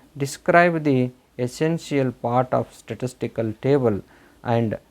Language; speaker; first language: English; non-native, local second language; Kannada